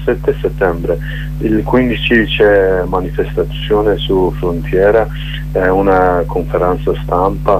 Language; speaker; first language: Italian; non-native, learner; Kurdish